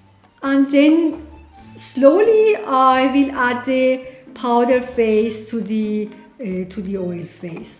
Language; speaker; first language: English; non-native, fluent; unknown